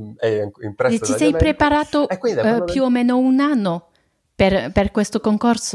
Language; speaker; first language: Italian; non-native, fluent; French